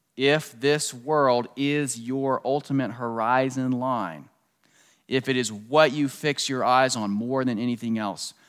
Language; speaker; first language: English; native; English